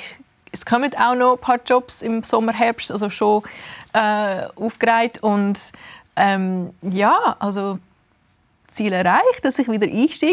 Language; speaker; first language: German; early bilingual, heritage; English